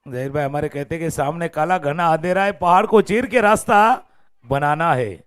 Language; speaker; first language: Hindi; non-native, local second language; Marathi